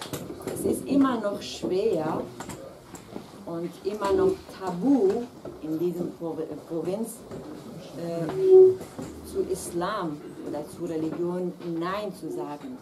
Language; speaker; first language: German; non-native, fluent; Kurdish